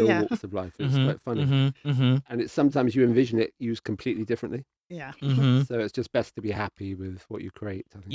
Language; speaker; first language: English; native; English